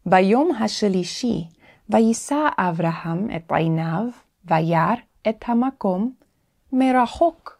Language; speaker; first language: Hebrew; non-native, fluent; English